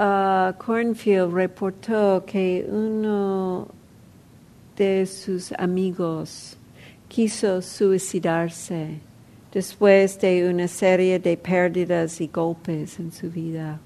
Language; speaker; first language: Spanish; non-native, fluent; English